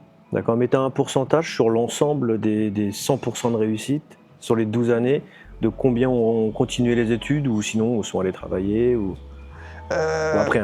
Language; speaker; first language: French; native; French